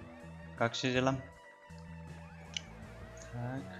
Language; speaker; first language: Russian; non-native, learner; Spanish